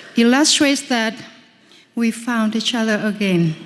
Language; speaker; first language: English; non-native, fluent; Vietnamese